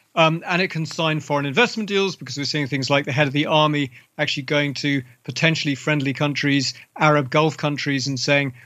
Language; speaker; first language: English; native; English